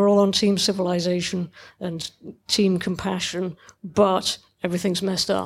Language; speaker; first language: English; native; English